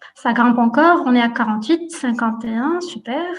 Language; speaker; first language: French; non-native, local second language; Arabic